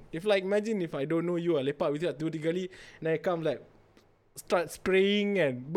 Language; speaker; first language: English; non-native, local second language; Malay